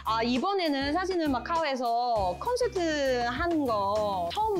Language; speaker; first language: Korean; non-native, learner; Cantonese